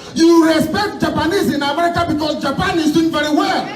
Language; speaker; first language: English; non-native, local second language; Igbo